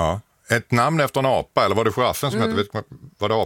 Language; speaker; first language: Swedish; native; Swedish